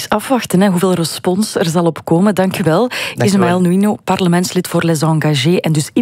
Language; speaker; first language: Dutch; native; Dutch